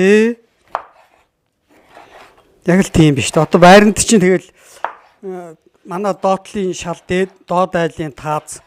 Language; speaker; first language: Mongolian; native; Mongolian